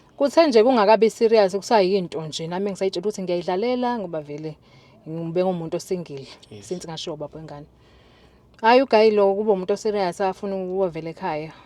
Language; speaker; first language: Zulu; native; Zulu